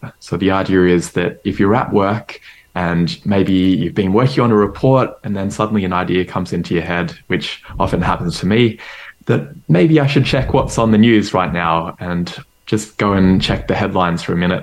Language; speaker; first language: English; native; English